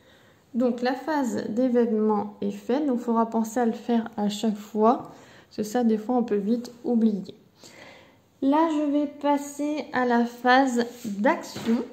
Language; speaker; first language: French; native; French